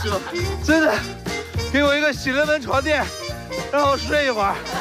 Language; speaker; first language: Chinese; native; Chinese